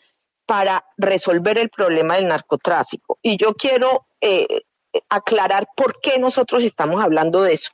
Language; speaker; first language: Spanish; native; Spanish